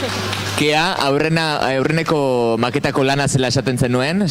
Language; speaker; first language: Basque; native; Basque